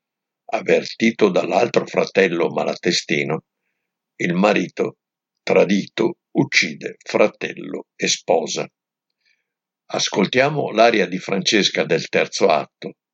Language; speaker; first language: Italian; native; Italian